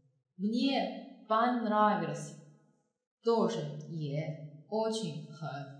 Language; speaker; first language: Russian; non-native, fluent; Chinese